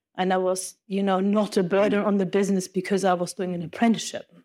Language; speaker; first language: English; non-native, fluent; German